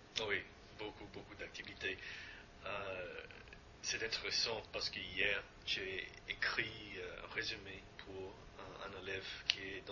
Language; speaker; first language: French; non-native, fluent; English